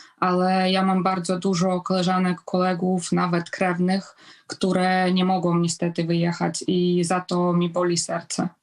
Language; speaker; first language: Polish; non-native, fluent; Ukrainian